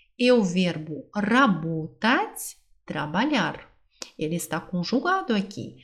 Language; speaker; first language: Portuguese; non-native, fluent; Russian